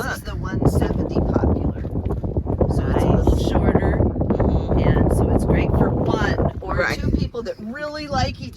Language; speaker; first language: English; native; English